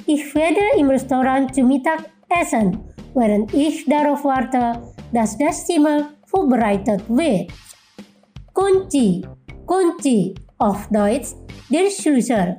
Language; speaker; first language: German; non-native, fluent; Indonesian